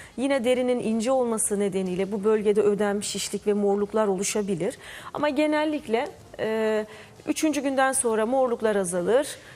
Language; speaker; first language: Turkish; native; Turkish